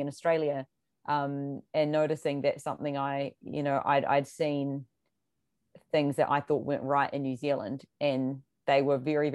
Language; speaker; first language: English; native; English